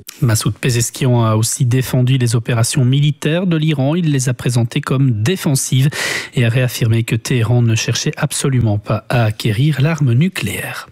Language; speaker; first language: French; native; French